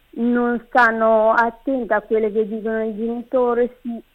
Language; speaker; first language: Italian; non-native, fluent; Kabuverdianu